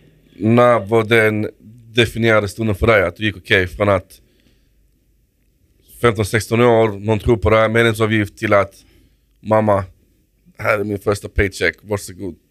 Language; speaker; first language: Swedish; native; Swedish